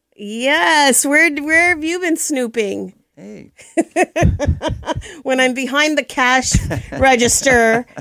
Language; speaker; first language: English; early bilingual, other home language; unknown